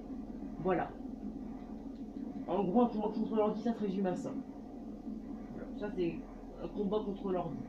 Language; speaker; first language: French; native; French